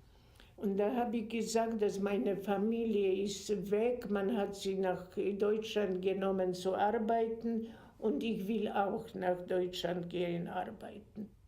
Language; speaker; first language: German; non-native, fluent; Polish